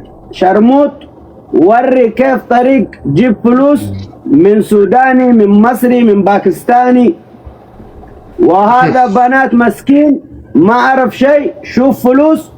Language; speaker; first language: Arabic; non-native, learner; Oromo